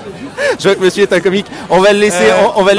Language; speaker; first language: French; native; French